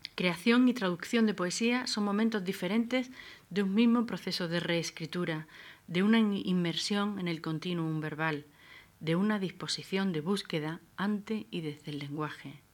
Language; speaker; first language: Spanish; native; Spanish